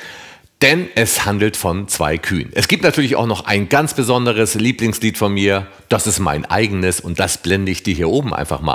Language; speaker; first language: German; native; German